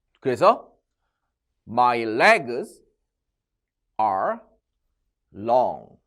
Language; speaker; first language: English; non-native, fluent; Korean